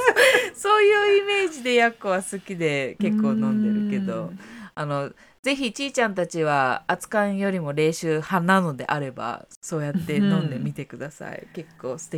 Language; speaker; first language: Japanese; native; Japanese